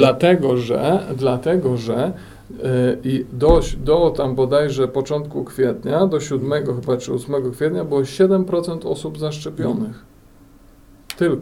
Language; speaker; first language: Polish; native; Polish